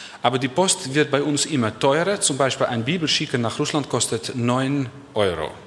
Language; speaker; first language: German; non-native, learner; Dutch